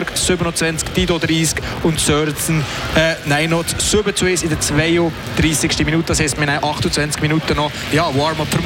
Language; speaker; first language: German; native; German